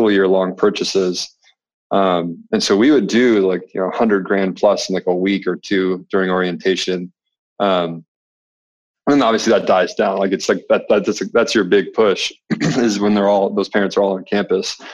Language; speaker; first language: English; native; English